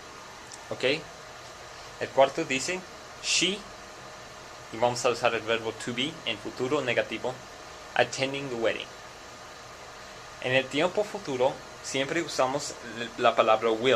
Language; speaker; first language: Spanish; non-native, fluent; English